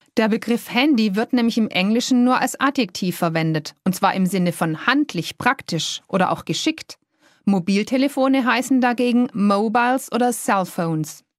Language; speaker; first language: German; native; German